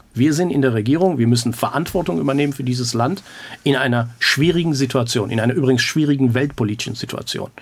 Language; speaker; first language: German; early bilingual, other home language; Persian